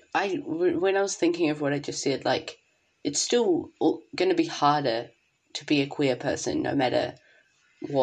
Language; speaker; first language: English; native; English